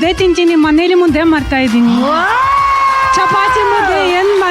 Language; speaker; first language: Kannada; non-native, learner; Russian